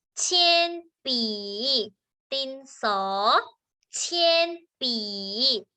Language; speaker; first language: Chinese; non-native, fluent; Thai